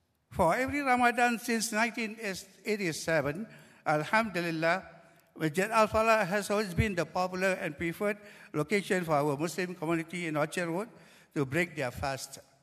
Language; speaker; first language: English; non-native, local second language; Malay